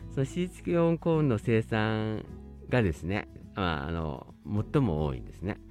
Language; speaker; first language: Japanese; native; Japanese